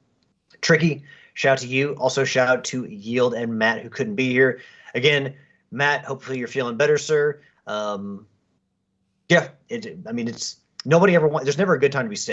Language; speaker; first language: English; native; English